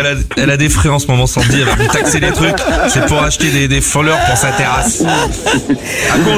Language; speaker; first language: French; native; French